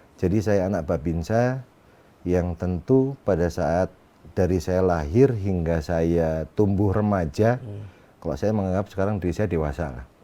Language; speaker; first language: Indonesian; non-native, local second language; Sundanese